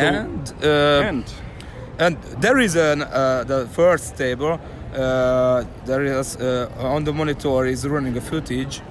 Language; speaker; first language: English; non-native, learner; Hungarian